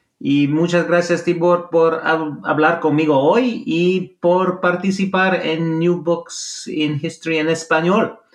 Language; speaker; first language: Spanish; non-native, fluent; English